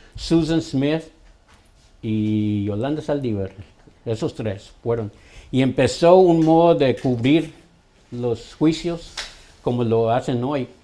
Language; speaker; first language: Spanish; early bilingual, other home language; English